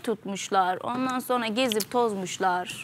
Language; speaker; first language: Turkish; native; Turkish